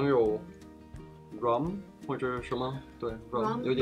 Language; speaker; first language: Chinese; non-native, fluent; Danish